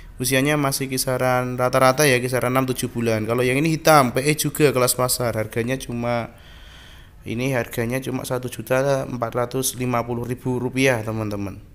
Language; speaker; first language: Indonesian; native; Indonesian